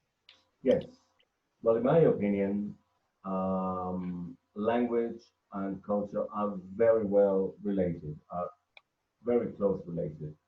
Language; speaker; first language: English; non-native, fluent; Spanish